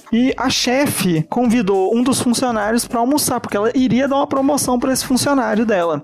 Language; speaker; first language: Portuguese; native; Portuguese